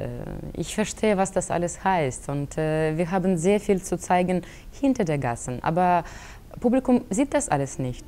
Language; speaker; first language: German; non-native, fluent; Russian